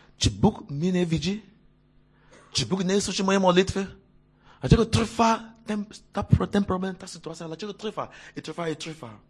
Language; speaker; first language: Polish; non-native, fluent; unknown